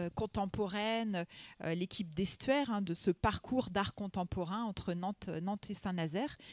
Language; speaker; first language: French; native; French